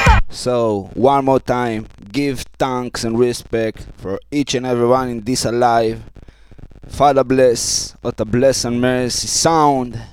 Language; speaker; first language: English; non-native, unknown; Hebrew